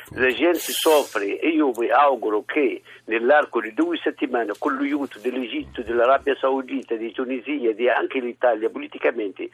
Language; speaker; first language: Italian; non-native, fluent; Arabic